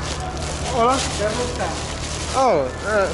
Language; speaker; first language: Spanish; non-native, learner; English